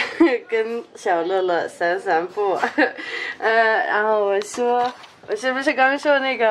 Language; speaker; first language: Chinese; non-native, fluent; Danish